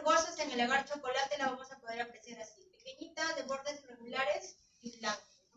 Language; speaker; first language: Spanish; native; Spanish